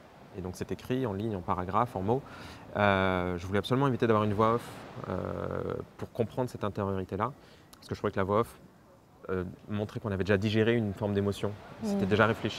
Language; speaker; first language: French; native; French